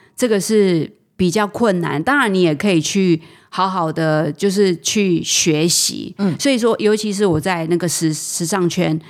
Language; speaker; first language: Chinese; native; Chinese